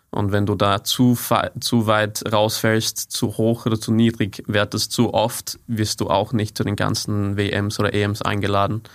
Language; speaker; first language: German; non-native, fluent; English